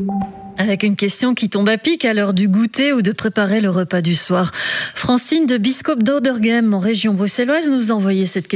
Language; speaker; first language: French; native; French